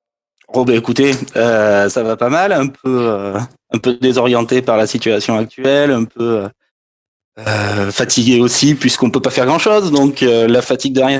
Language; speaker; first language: French; native; French